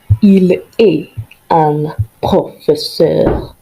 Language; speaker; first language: French; non-native, fluent; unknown